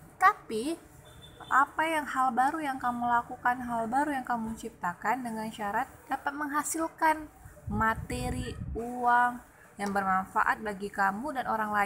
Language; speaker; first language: Indonesian; native; Indonesian